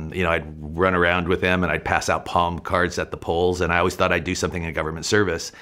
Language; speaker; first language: English; native; English